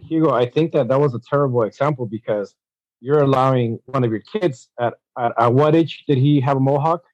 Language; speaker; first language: English; early bilingual, other home language; Spanish